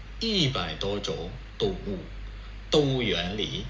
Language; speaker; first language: Chinese; non-native, fluent; Burmese